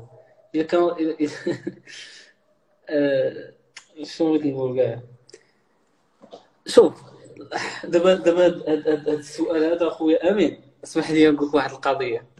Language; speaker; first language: Arabic; native; Arabic